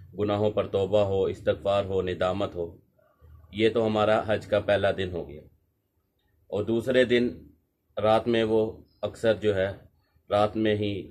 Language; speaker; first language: Urdu; non-native, local second language; Punjabi